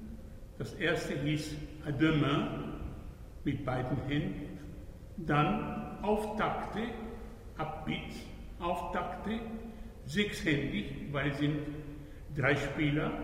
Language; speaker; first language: German; non-native, fluent; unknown